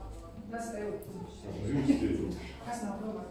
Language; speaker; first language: Latvian; native; Latvian